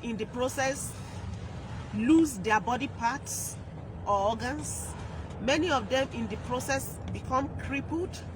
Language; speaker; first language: English; non-native, local second language; Yoruba